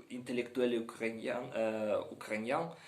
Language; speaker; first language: French; non-native, learner; Ukrainian